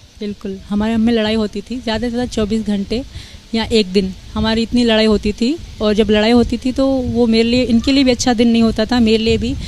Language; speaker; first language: Urdu; non-native, local second language; Sindhi